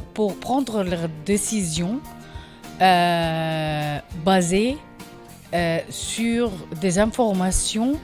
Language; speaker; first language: French; non-native, learner; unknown